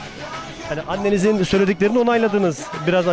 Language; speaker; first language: Turkish; native; Turkish